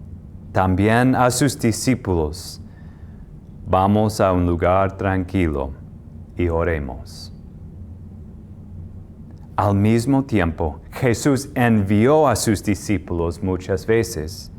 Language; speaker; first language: Spanish; non-native, fluent; English